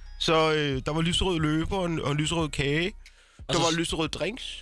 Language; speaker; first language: Danish; early bilingual, other home language; Arabic